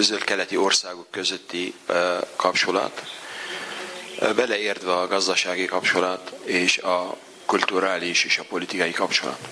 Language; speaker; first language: Hungarian; non-native, fluent; Arabic